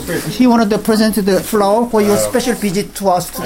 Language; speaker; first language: English; non-native, learner; Korean